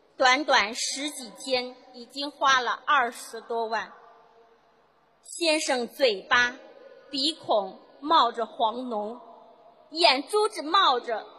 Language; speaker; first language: Chinese; native; Chinese